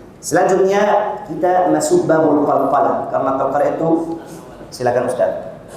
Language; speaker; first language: Malay; non-native, fluent; Arabic